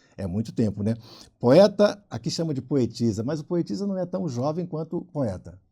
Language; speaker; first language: Portuguese; native; Portuguese